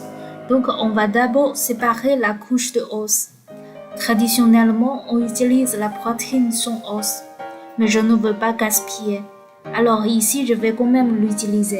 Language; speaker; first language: French; non-native, fluent; Chinese